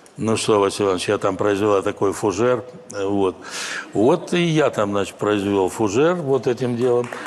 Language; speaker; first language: Russian; native; Russian